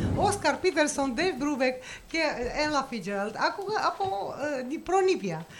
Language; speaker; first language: Greek; non-native, fluent; Russian